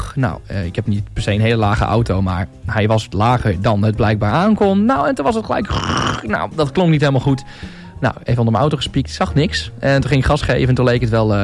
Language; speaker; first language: Dutch; native; Dutch